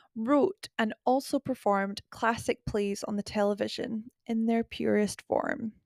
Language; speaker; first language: English; native; English